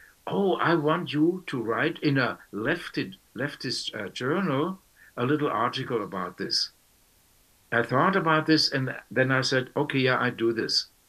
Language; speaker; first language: English; non-native, fluent; German